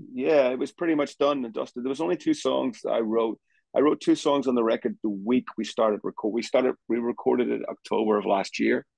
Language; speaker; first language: English; native; English